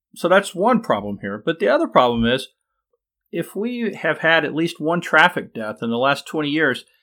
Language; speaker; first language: English; native; English